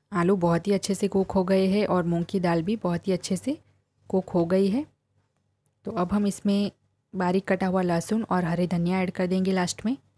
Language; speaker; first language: Hindi; non-native, local second language; Gujarati